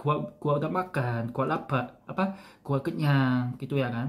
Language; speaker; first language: Indonesian; non-native, fluent; Korean